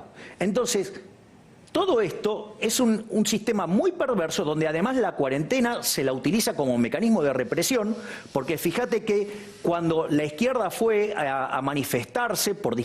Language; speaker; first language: Spanish; native; Spanish